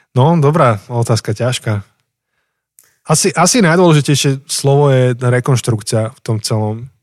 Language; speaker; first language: Slovak; native; Slovak